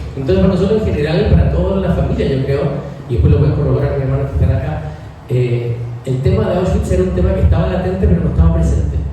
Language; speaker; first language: Spanish; native; Spanish